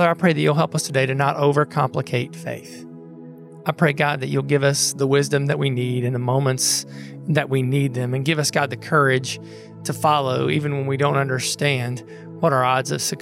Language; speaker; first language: English; native; English